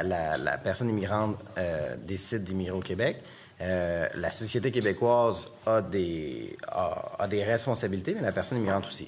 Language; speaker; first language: French; native; French